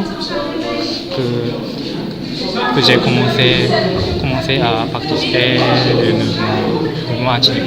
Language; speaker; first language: French; non-native, fluent; Japanese